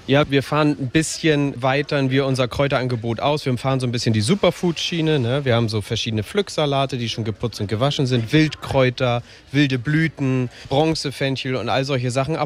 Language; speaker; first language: German; native; German